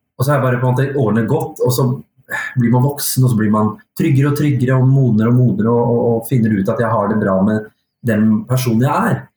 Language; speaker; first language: Norwegian; early bilingual, other home language; Urdu